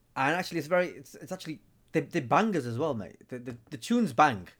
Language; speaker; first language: English; native; English